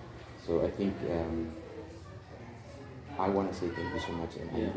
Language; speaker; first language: English; non-native, learner; Indonesian